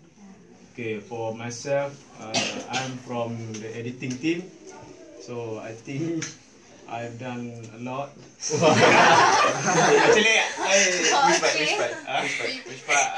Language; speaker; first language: English; non-native, learner; Malay